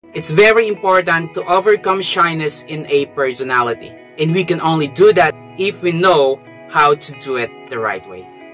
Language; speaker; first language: English; non-native, local second language; Filipino